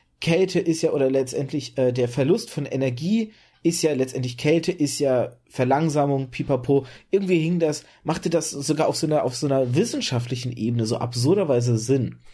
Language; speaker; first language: German; early bilingual, other home language; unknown